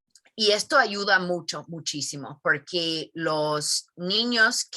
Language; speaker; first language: Spanish; non-native, fluent; English